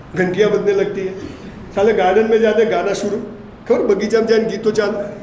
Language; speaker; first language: Hindi; non-native, local second language; Gujarati